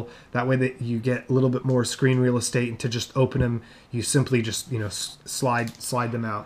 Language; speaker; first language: English; native; English